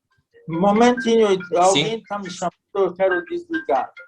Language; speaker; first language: Portuguese; non-native, fluent; Hungarian